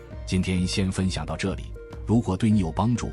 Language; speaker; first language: Chinese; native; Chinese